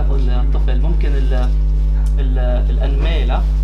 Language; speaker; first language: Swedish; non-native, fluent; Arabic